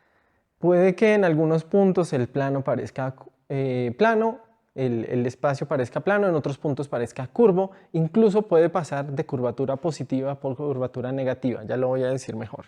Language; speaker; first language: Spanish; native; Spanish